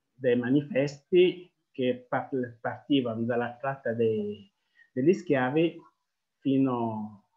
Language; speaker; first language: Italian; non-native, fluent; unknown